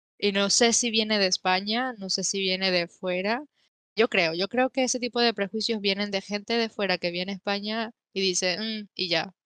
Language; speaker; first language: Spanish; native; Spanish